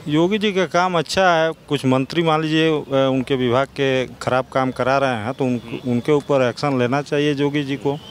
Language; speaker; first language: Hindi; native; Hindi